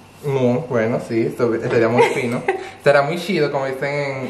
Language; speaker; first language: Spanish; native; Spanish